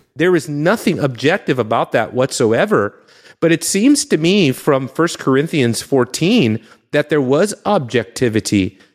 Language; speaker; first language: English; native; English